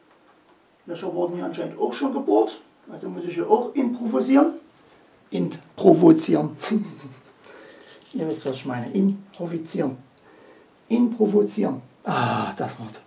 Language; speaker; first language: German; native; German